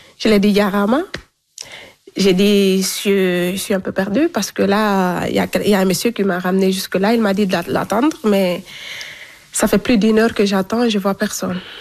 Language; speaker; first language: French; non-native, local second language; Fula